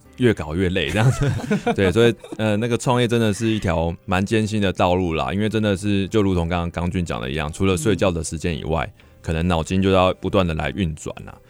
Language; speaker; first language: Chinese; native; Chinese